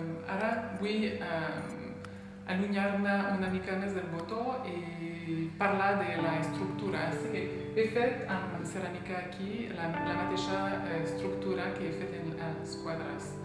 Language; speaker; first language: Catalan; non-native, learner; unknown